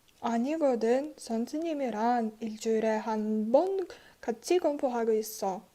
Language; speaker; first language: Korean; non-native, learner; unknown